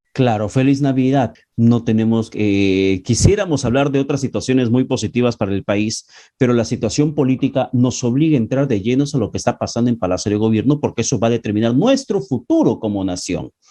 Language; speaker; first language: Spanish; native; Spanish